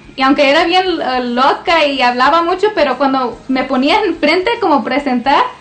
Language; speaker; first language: Spanish; early bilingual, heritage; Spanish